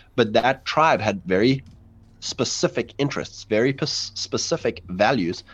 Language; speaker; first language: English; native; English